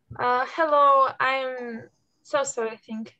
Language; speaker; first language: English; non-native, learner; Russian